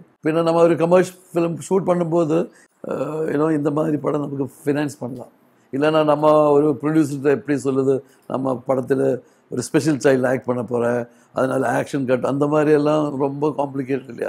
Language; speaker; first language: Tamil; non-native, learner; Malayalam